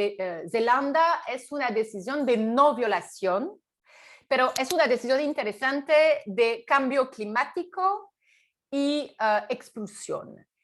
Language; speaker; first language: Spanish; non-native, fluent; French